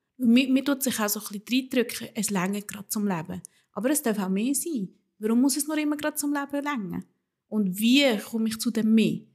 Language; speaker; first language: German; early bilingual, other home language; Spanish